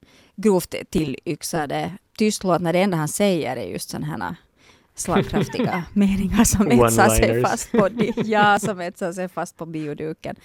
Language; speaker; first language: Swedish; native; Swedish